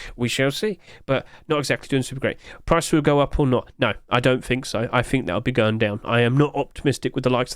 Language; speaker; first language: English; native; English